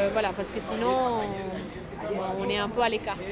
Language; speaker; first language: French; non-native, fluent; Spanish